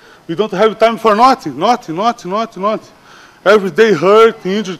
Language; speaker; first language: English; non-native, learner; Portuguese